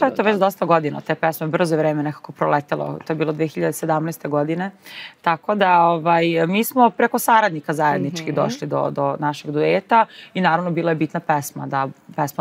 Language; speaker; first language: Serbian; native; Serbian